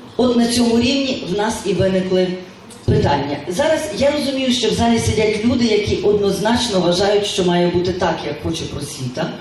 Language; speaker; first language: Ukrainian; native; Ukrainian